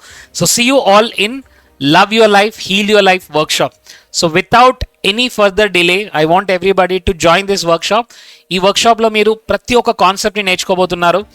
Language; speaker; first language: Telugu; native; Telugu